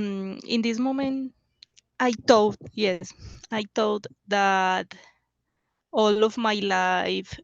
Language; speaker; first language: English; non-native, learner; Spanish